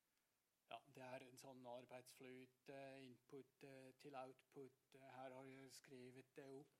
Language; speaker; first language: Norwegian; non-native, fluent; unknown